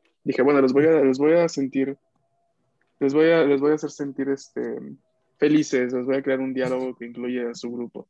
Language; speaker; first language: Spanish; native; Spanish